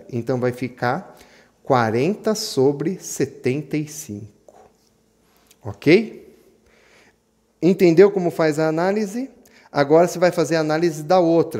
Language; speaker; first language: Portuguese; native; Portuguese